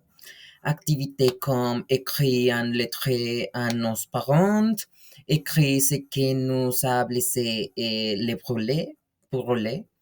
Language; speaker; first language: French; non-native, learner; Spanish